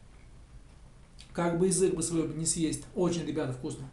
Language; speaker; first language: Russian; native; Russian